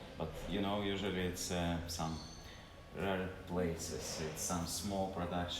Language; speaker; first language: English; non-native, learner; Russian